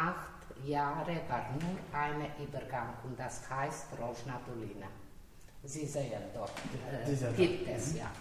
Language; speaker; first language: German; non-native, learner; Slovenian